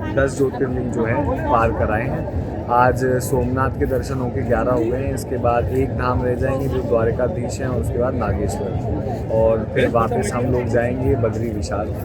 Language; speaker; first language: Hindi; native; Hindi